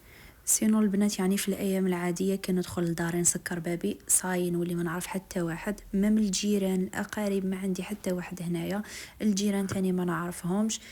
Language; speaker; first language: Arabic; native; Arabic